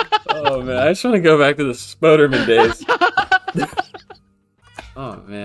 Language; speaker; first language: English; native; English